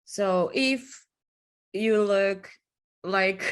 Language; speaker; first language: English; non-native, learner; Japanese